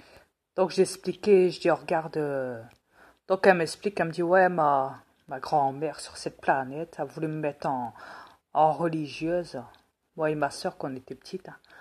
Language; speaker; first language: French; native; French